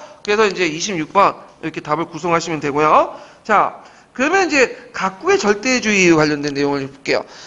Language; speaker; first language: Korean; native; Korean